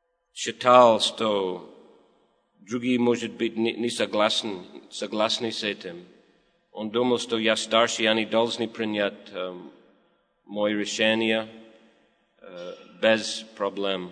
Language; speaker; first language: Russian; non-native, learner; English